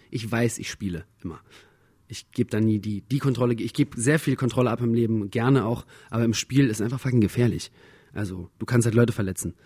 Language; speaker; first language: German; early bilingual, other home language; Russian